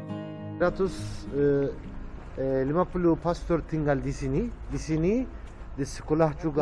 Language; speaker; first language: Indonesian; non-native, learner; Turkish